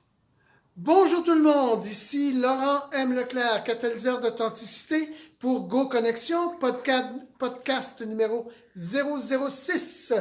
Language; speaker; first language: French; native; French